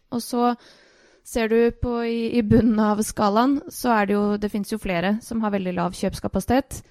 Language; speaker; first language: Norwegian; early bilingual, other home language; Bosnian